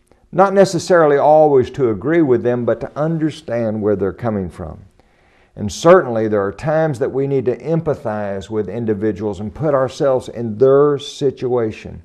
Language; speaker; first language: English; native; English